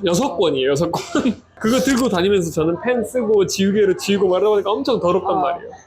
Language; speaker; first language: Korean; native; Korean